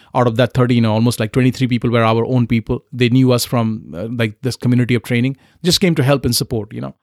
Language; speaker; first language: English; non-native, local second language; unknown